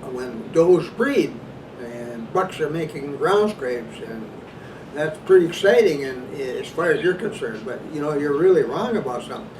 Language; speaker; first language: English; native; English